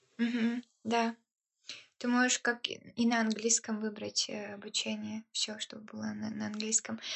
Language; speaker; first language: Russian; early bilingual, heritage; Russian